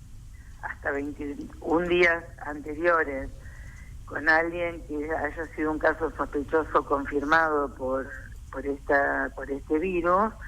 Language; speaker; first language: Spanish; native; Spanish